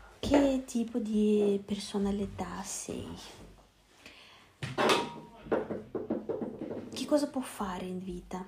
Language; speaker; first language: Italian; non-native, learner; Russian